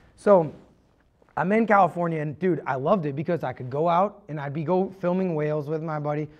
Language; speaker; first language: English; native; English